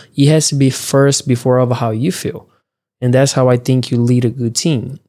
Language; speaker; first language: English; early bilingual, other home language; Portuguese